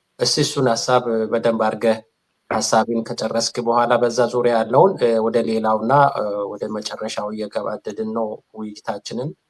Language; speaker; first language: Amharic; non-native, local second language; Sidamo